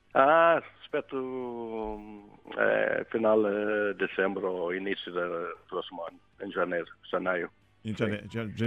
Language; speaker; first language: Italian; non-native, learner; Swedish